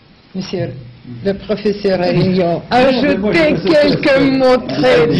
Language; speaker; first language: French; non-native, fluent; Russian